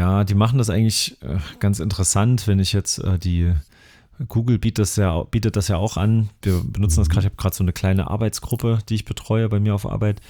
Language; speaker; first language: German; native; German